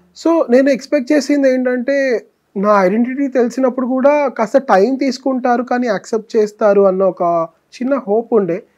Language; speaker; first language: Telugu; native; Telugu